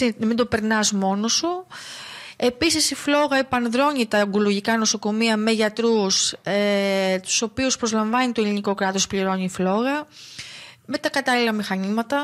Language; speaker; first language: Greek; native; Greek